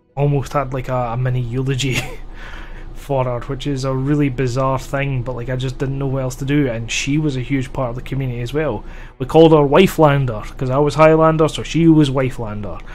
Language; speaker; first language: English; native; English